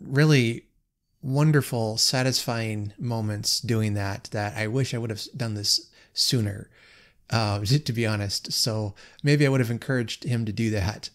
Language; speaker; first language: English; native; English